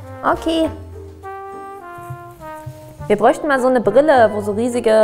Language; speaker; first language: German; native; German